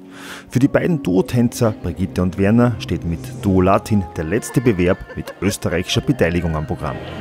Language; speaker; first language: German; native; German